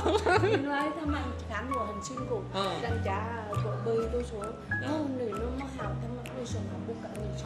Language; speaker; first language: Chinese; non-native, learner; Vietnamese